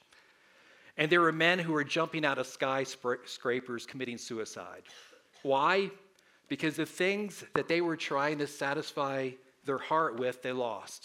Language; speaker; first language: English; native; English